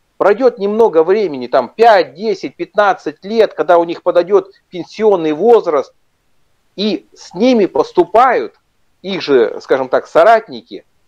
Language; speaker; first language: Russian; native; Russian